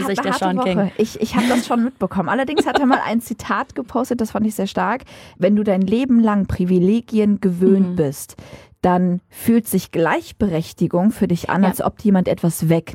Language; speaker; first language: German; native; German